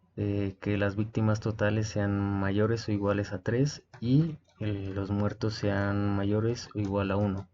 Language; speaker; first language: Spanish; native; Spanish